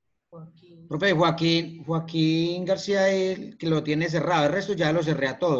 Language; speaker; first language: Spanish; native; Spanish